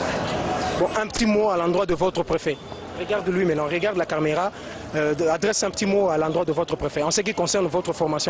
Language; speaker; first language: French; non-native, local second language; Lingala